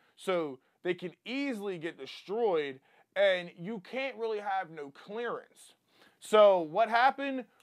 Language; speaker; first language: English; native; English